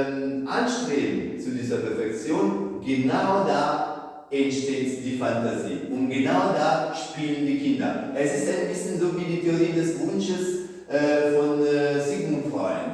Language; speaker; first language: German; non-native, fluent; Italian